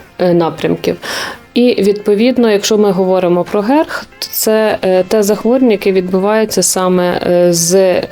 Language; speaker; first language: Ukrainian; native; Ukrainian